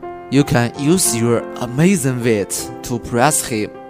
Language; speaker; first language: English; non-native, learner; Chinese